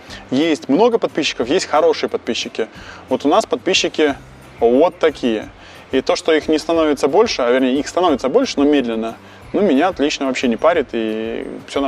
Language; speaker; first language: Russian; native; Russian